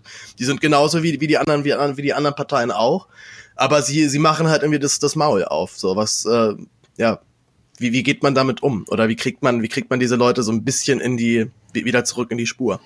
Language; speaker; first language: German; native; German